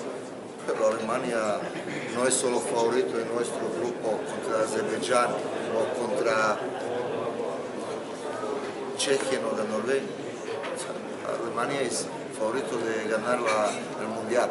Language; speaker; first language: Spanish; non-native, fluent; Croatian